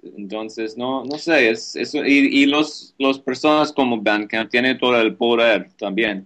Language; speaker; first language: Spanish; non-native, learner; English